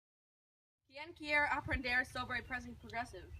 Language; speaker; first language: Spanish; non-native, learner; English